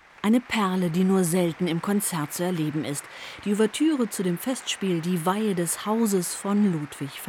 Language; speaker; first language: German; native; German